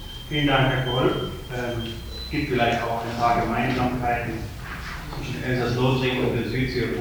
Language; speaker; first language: German; native; German